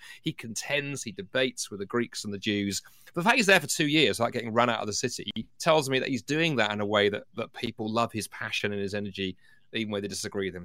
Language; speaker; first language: English; native; English